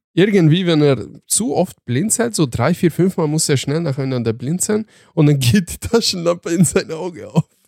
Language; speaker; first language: German; early bilingual, other home language; Turkish